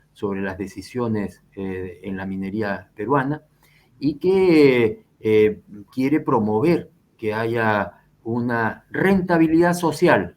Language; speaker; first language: Spanish; native; Spanish